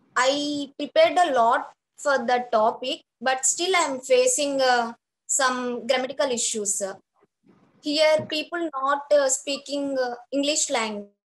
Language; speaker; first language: English; non-native, local second language; Telugu